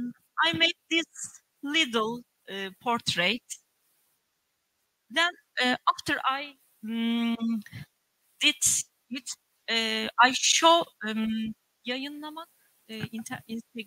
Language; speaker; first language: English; non-native, learner; Turkish